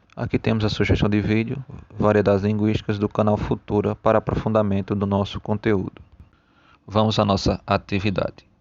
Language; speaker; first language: Portuguese; native; Portuguese